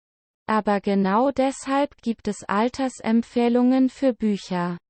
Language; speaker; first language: German; non-native, learner; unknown